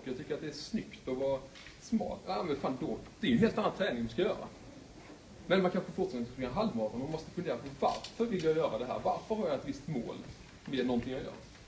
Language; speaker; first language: Swedish; native; Swedish